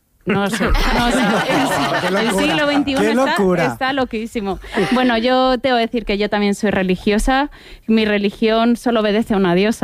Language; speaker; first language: Spanish; native; Spanish